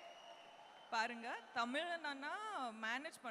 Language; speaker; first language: Tamil; non-native, local second language; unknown